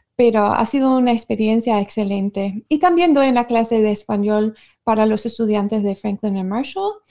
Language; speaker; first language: Spanish; non-native, fluent; English